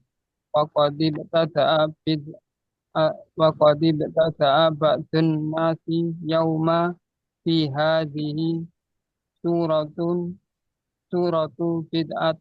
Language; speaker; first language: Arabic; non-native, learner; Indonesian